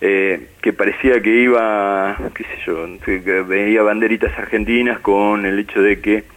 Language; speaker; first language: Spanish; native; Spanish